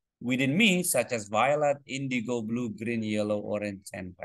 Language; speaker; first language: English; non-native, fluent; Indonesian